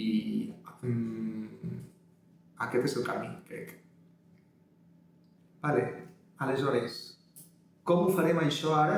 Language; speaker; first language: Catalan; native; Catalan